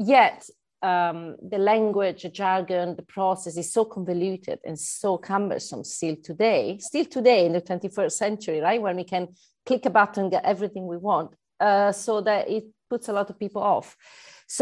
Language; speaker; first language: English; non-native, fluent; Italian